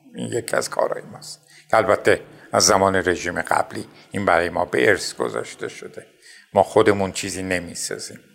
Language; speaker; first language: Persian; non-native, local second language; Azerbaijani